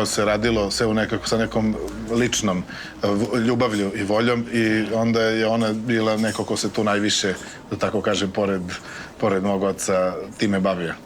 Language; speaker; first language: Bosnian; native; Bosnian